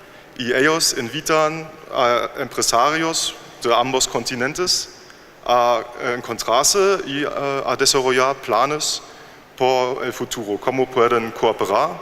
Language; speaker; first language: Spanish; non-native, fluent; German